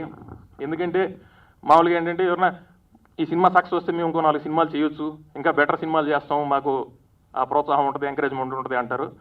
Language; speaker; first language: Telugu; native; Telugu